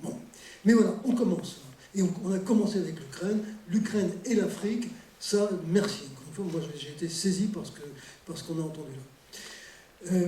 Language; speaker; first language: French; native; French